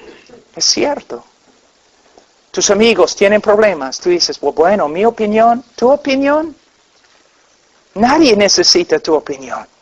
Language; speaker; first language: Spanish; non-native, fluent; English